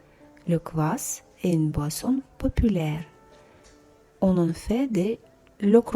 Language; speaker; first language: French; non-native, fluent; Russian